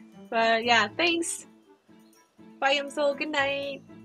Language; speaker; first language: English; non-native, fluent; Korean